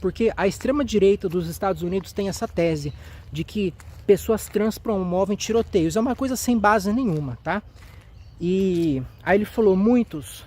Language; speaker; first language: Portuguese; native; Portuguese